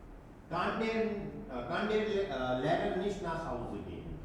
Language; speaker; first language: German; non-native, fluent; Hindi